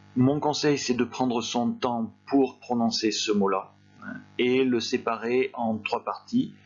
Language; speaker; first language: French; native; French